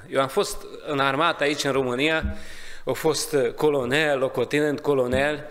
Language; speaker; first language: Romanian; non-native, learner; Hungarian